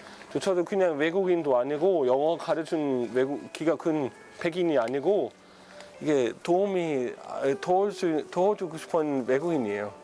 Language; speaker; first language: Korean; non-native, fluent; Danish